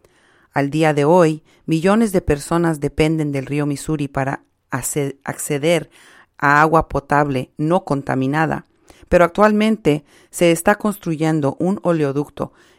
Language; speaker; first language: Spanish; native; Spanish